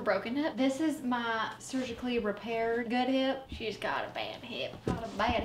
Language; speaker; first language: English; native; English